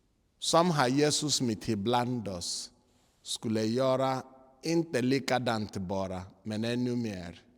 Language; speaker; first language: Swedish; non-native, fluent; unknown